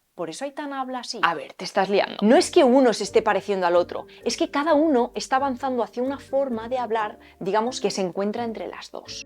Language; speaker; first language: Spanish; native; Spanish